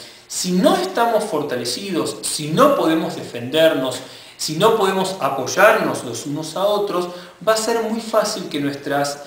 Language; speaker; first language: Spanish; native; Spanish